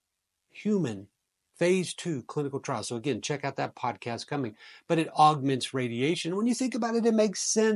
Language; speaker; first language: English; native; English